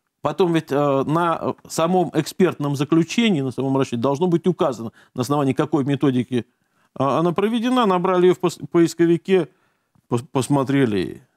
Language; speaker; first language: Russian; native; Russian